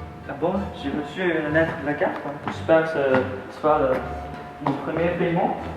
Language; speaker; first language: French; non-native, learner; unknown